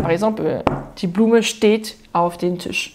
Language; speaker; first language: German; non-native, fluent; French